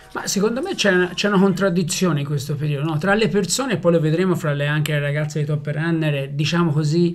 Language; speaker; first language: Italian; native; Italian